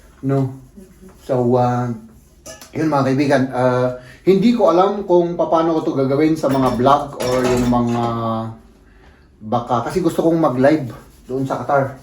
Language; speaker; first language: Filipino; native; Filipino